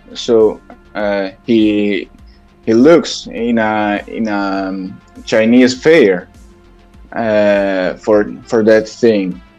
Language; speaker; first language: English; non-native, learner; Italian